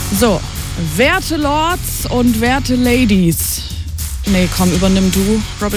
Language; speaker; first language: German; native; German